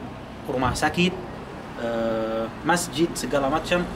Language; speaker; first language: Indonesian; non-native, fluent; Arabic